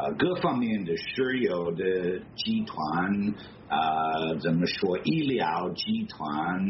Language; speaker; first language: Chinese; non-native, fluent; English